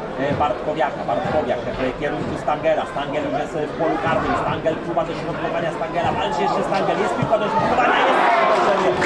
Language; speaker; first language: Polish; native; Polish